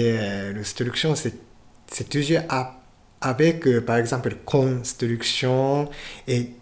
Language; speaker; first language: French; non-native, fluent; Japanese